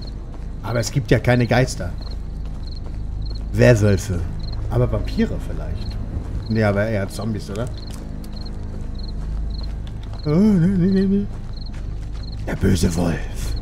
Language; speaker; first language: German; native; German